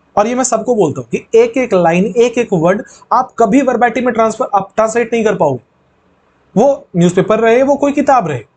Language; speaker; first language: Hindi; native; Hindi